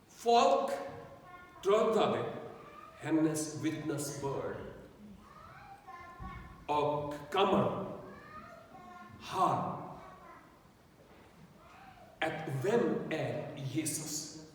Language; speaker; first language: Swedish; non-native, learner; Urdu